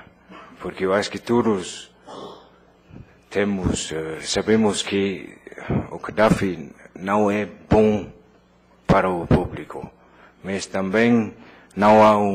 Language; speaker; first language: Portuguese; non-native, fluent; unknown